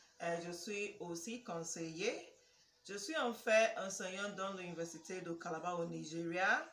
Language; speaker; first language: French; non-native, learner; English